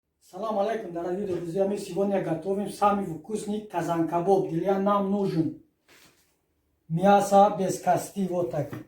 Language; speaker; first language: Russian; non-native, learner; Tajik